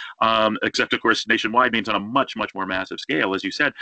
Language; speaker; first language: English; native; English